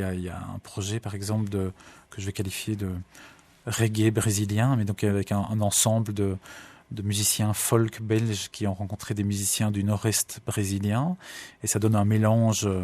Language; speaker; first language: French; native; French